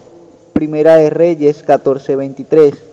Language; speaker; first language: Spanish; native; Spanish